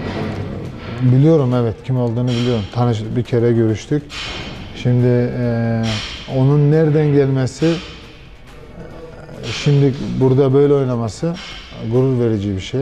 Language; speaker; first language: Turkish; early bilingual, heritage; Turkish